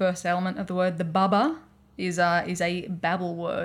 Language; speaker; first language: English; native; English